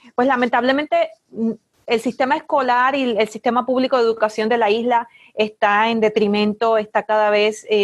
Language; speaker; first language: Spanish; native; Spanish